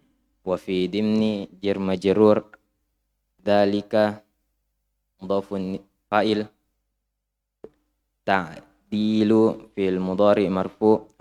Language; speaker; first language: Arabic; non-native, learner; Indonesian